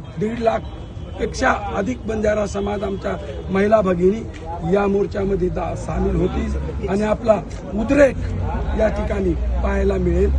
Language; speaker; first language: Marathi; non-native, local second language; Lambadi